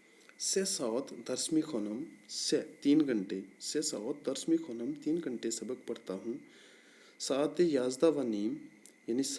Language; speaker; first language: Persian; non-native, fluent; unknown